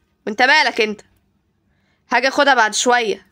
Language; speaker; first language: Arabic; native; Arabic